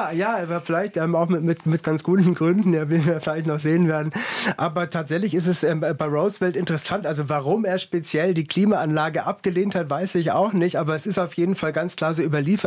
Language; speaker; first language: German; native; German